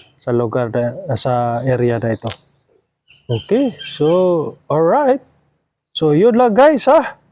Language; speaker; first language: Filipino; non-native, local second language; Cebuano